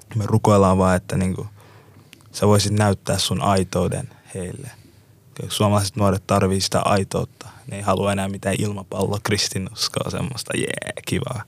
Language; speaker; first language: Finnish; native; Finnish